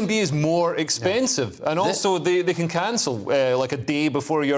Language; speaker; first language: English; native; English